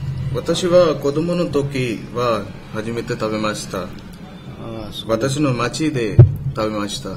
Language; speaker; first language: Japanese; non-native, learner; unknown